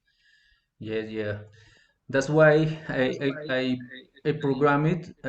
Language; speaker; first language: English; non-native, fluent; Spanish